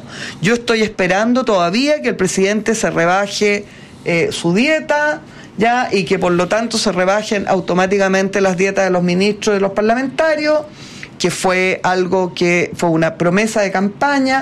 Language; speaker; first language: Spanish; native; Spanish